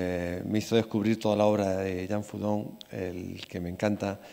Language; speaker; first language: Spanish; native; Spanish